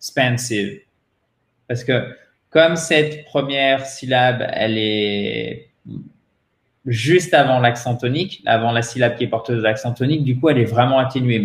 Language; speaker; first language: French; native; French